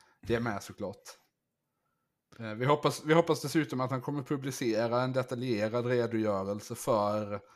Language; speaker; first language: Swedish; native; Swedish